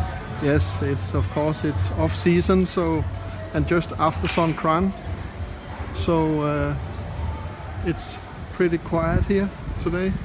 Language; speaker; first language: English; non-native, fluent; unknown